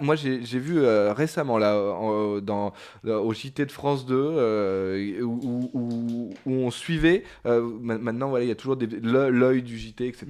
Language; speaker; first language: French; native; French